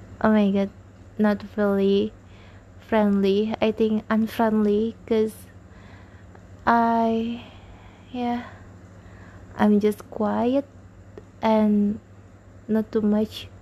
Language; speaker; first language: English; non-native, learner; Indonesian